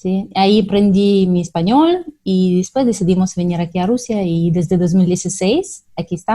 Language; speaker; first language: Spanish; non-native, fluent; Russian